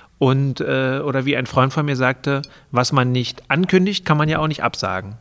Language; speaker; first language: German; native; German